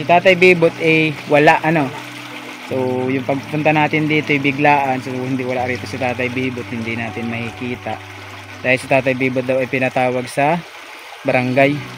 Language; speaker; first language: Filipino; non-native, local second language; Cebuano